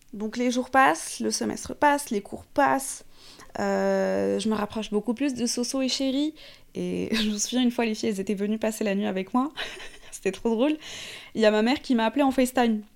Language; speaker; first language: French; non-native, local second language; Arabic